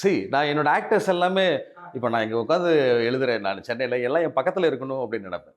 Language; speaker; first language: Tamil; native; Tamil